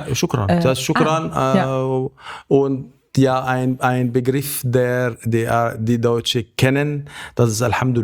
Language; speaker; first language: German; non-native, fluent; Arabic